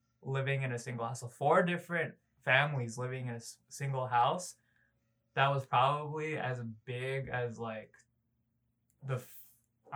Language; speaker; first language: English; early bilingual, other home language; Cebuano